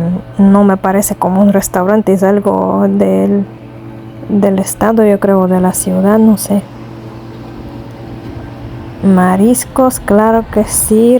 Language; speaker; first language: Spanish; non-native, fluent; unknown